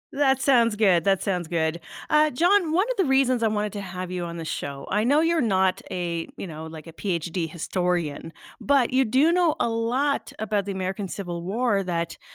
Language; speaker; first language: English; native; English